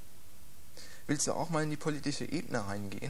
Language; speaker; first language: German; native; German